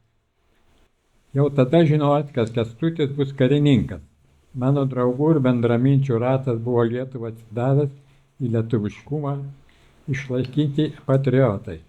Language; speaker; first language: Lithuanian; native; Lithuanian